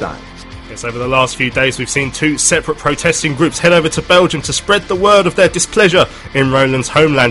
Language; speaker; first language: English; native; English